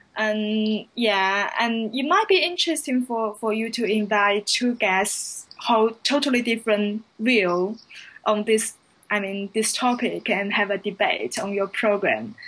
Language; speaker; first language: English; non-native, fluent; Chinese